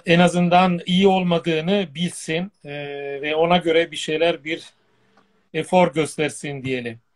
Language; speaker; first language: Turkish; non-native, fluent; Italian